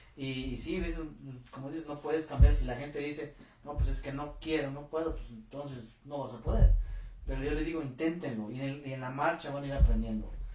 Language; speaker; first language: Spanish; native; Spanish